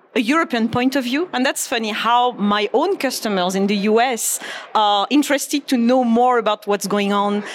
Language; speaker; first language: English; non-native, fluent; French